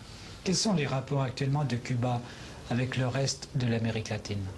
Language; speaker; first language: French; native; French